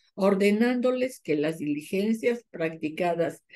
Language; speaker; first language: Spanish; native; Spanish